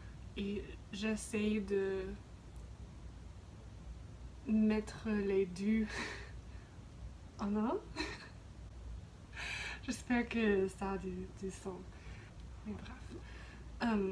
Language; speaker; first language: French; non-native, fluent; English